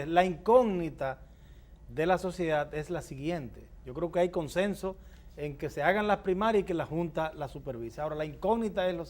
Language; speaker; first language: Spanish; native; Spanish